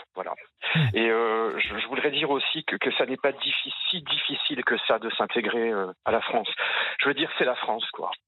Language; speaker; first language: French; native; French